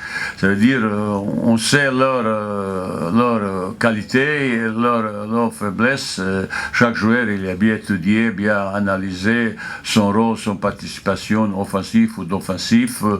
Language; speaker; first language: French; non-native, fluent; Bosnian